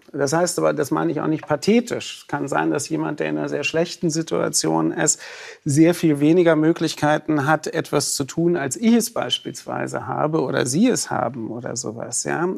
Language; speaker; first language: German; native; German